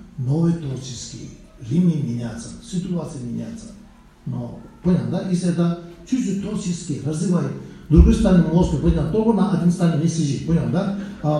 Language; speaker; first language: Russian; non-native, learner; Tibetan